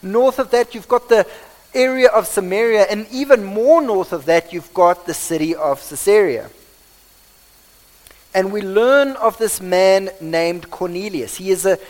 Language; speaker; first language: English; non-native, local second language; Afrikaans